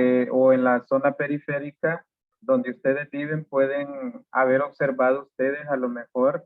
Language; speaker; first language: Spanish; native; Spanish